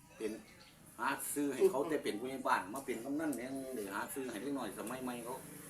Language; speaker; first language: Thai; native; Thai